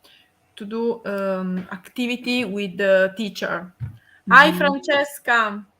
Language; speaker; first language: English; non-native, learner; Italian